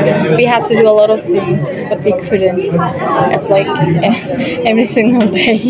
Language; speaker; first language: English; non-native, learner; Turkish